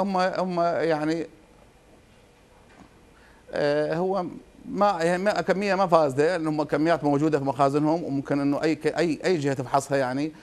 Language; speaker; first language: Arabic; native; Arabic